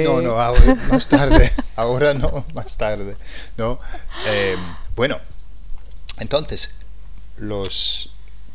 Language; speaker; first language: Spanish; non-native, fluent; English